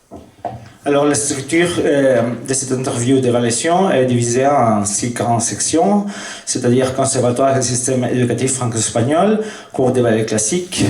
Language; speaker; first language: French; non-native, fluent; Spanish